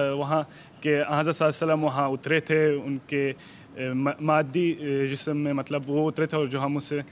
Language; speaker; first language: Urdu; non-native, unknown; Arabic